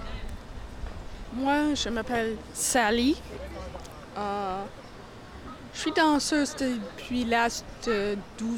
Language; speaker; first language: French; non-native, local second language; English